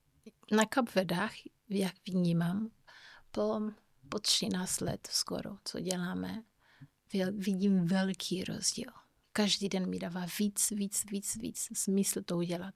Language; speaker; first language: Czech; non-native, fluent; Kabuverdianu